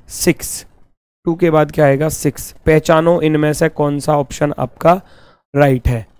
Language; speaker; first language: Hindi; native; Hindi